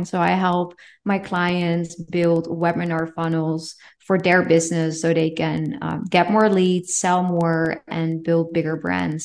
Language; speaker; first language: English; non-native, fluent; Dutch